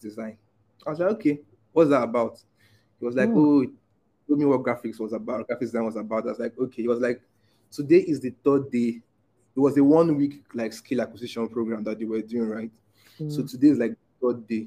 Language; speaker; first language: English; non-native, local second language; Igbo